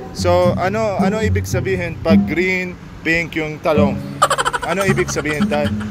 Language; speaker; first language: Filipino; non-native, learner; Arabic